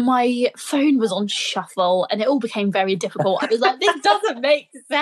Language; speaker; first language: English; native; English